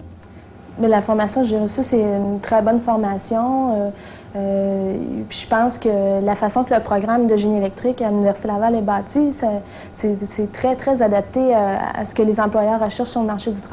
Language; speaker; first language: French; native; French